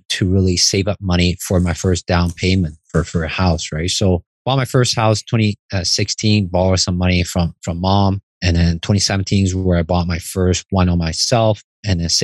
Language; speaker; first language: English; non-native, fluent; Chinese